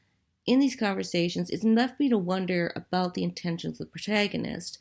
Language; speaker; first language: English; native; English